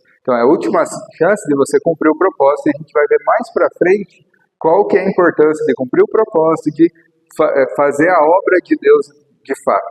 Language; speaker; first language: Portuguese; native; Portuguese